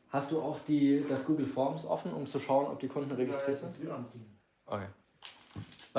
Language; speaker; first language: German; native; German